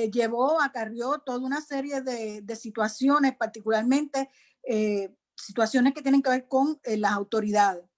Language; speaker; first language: Spanish; native; Spanish